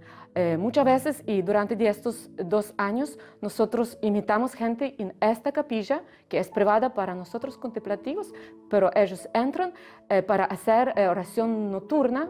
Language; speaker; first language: Spanish; non-native, fluent; Ukrainian